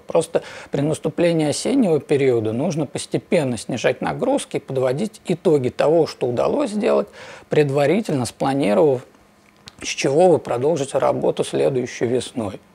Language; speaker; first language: Russian; native; Russian